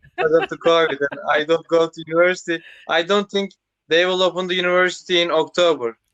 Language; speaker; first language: English; non-native, learner; Turkish